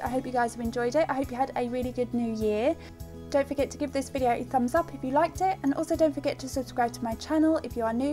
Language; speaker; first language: English; native; English